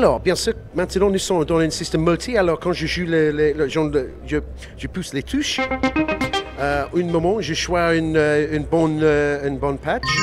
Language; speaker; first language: French; non-native, learner; English